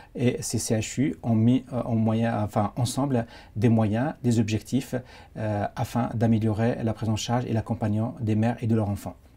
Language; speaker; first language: French; non-native, local second language; Arabic